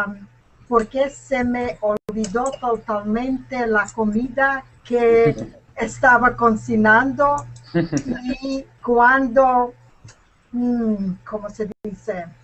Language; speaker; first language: Spanish; non-native, fluent; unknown